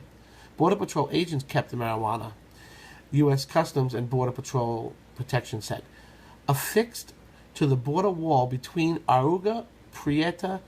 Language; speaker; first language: English; native; English